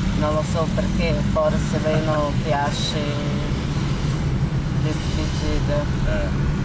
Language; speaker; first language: Italian; non-native, learner; Portuguese